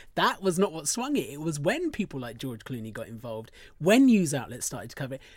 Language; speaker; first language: English; early bilingual, other home language; Hindi